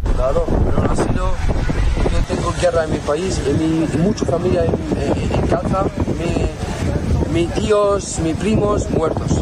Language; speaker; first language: Spanish; non-native, learner; Arabic